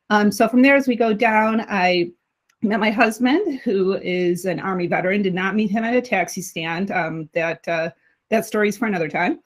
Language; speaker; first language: English; native; English